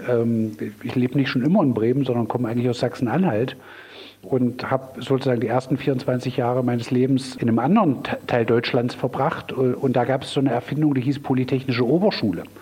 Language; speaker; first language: German; native; German